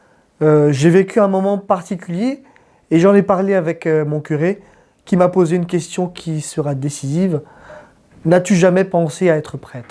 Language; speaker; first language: French; non-native, local second language; Malagasy